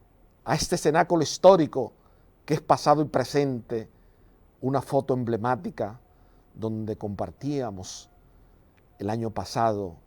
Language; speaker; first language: Spanish; native; Spanish